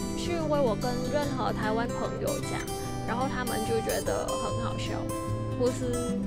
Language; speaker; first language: Chinese; non-native, fluent; Vietnamese